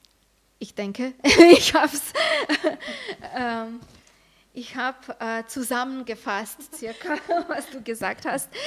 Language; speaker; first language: German; non-native, fluent; Slovenian